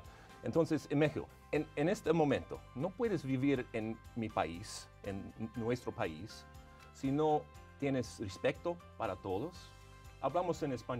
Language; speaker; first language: Spanish; non-native, fluent; English